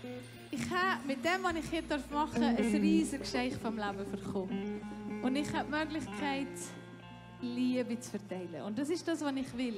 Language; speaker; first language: German; native; German